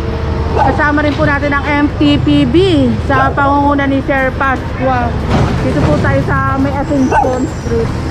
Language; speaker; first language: Filipino; native; Filipino